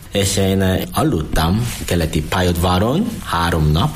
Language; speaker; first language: Hungarian; non-native, learner; Korean